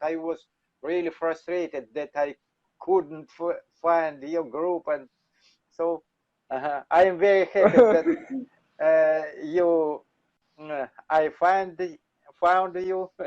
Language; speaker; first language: English; non-native, learner; Russian